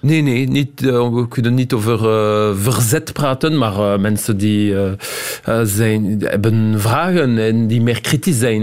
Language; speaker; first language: Dutch; non-native, local second language; French